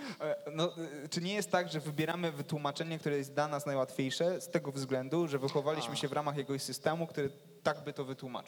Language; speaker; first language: Polish; native; Polish